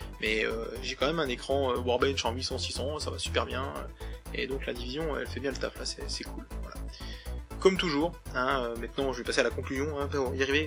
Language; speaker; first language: French; native; French